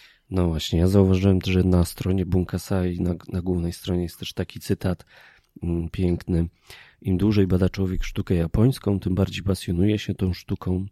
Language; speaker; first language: Polish; native; Polish